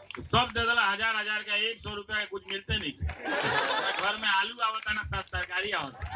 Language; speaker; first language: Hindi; non-native, local second language; Bhojpuri